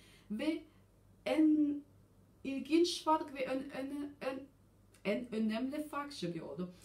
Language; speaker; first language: Turkish; early bilingual, heritage; German